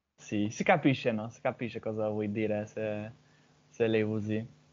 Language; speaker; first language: Italian; non-native, learner; English